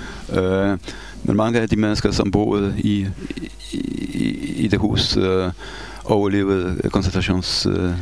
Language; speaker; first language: Danish; non-native, fluent; Polish